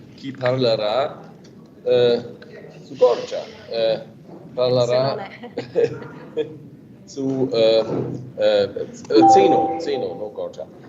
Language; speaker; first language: Italian; non-native, fluent; German